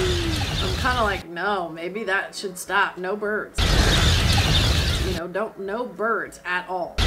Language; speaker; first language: English; native; English